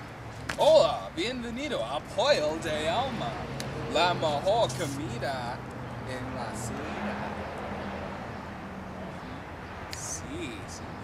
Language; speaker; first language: Spanish; non-native, learner; English